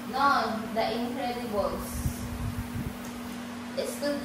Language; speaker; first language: Spanish; non-native, learner; Filipino